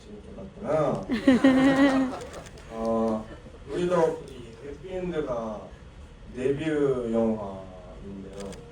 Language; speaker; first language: Korean; non-native, learner; Japanese